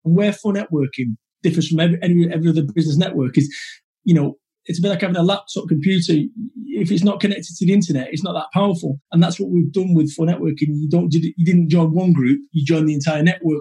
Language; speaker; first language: English; native; English